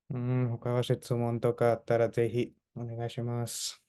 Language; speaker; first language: Japanese; non-native, fluent; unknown